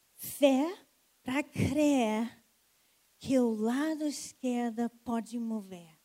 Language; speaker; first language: Portuguese; non-native, fluent; English